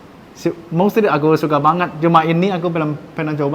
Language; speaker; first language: Indonesian; non-native, learner; Chinese